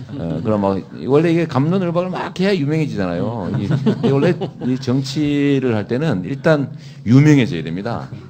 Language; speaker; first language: Korean; native; Korean